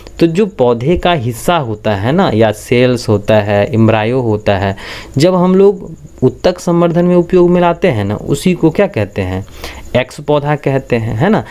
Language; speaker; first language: Hindi; native; Hindi